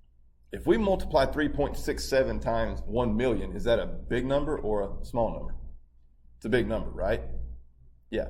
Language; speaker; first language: English; native; English